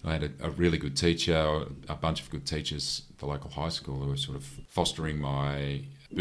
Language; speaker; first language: English; native; English